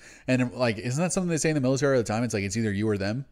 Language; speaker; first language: English; native; English